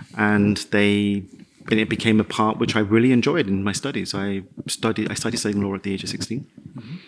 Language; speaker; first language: English; native; English